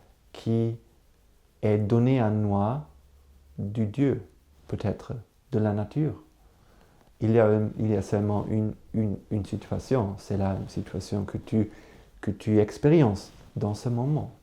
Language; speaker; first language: French; non-native, learner; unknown